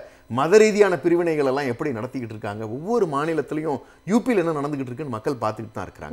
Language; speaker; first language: Tamil; native; Tamil